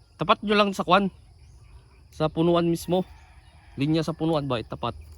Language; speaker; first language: Filipino; native; Filipino